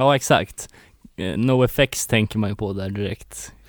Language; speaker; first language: Swedish; native; Swedish